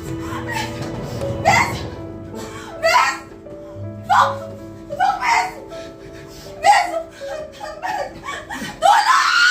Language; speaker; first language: English; non-native, local second language; Filipino